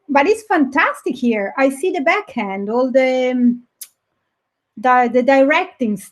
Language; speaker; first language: English; non-native, fluent; Italian